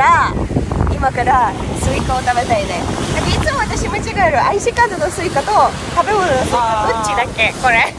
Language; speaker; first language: Japanese; non-native, fluent; German